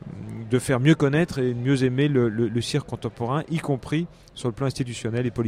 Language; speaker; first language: French; native; French